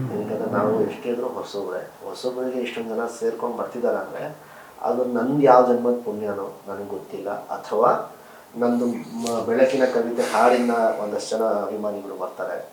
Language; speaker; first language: Kannada; non-native, local second language; Urdu